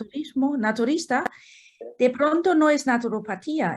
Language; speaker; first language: Spanish; non-native, fluent; German